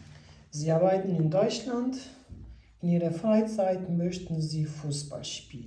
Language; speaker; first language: German; non-native, fluent; Albanian